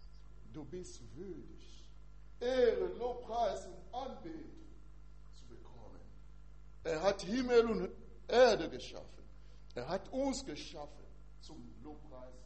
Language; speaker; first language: German; non-native, learner; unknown